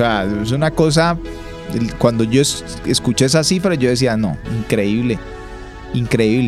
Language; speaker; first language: Spanish; native; Spanish